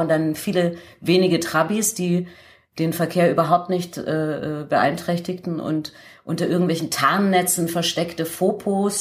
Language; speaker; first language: German; native; German